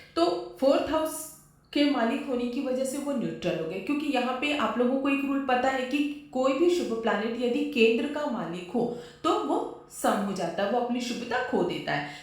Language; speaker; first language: Hindi; native; Hindi